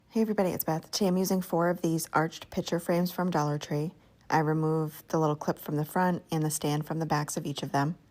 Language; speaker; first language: English; native; English